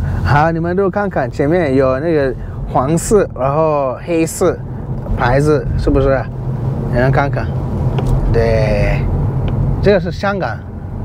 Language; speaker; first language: Chinese; non-native, learner; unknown